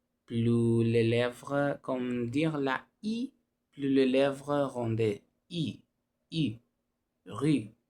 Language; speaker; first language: French; non-native, learner; Spanish